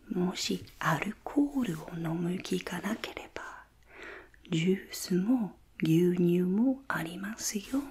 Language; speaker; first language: Japanese; non-native, fluent; English